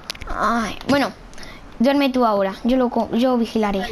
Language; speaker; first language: Spanish; native; Spanish